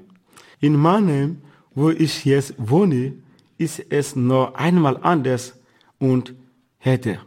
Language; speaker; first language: German; non-native, fluent; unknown